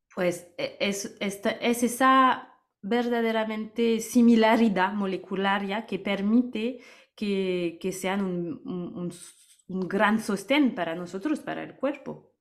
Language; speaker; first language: Spanish; non-native, fluent; French